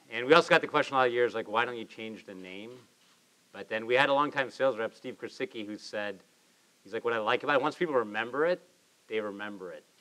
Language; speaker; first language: English; native; English